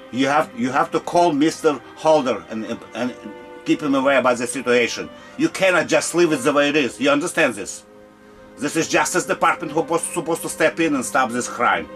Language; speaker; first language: English; non-native, learner; Russian